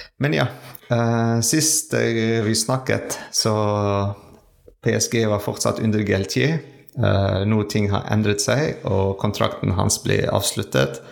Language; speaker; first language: Norwegian; non-native, learner; French